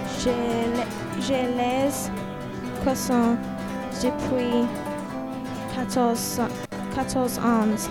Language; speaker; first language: French; non-native, learner; English